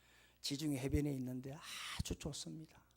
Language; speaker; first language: Korean; native; Korean